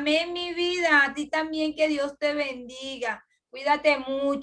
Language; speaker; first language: Spanish; native; Spanish